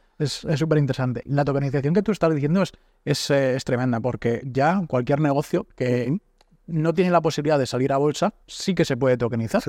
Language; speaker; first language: Spanish; native; Spanish